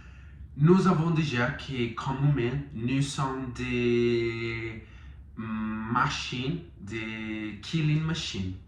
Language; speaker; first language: French; non-native, learner; Spanish